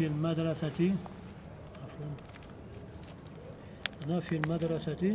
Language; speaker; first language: Arabic; non-native, learner; French